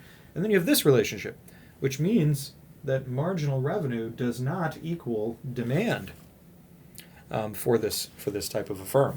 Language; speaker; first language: English; native; English